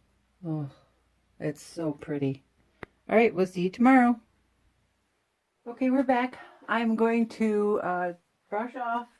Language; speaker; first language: English; native; English